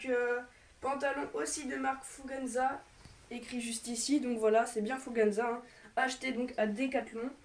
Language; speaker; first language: French; native; French